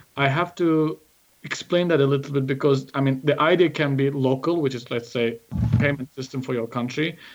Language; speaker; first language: English; non-native, fluent; Azerbaijani